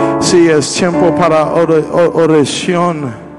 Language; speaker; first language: Spanish; non-native, learner; English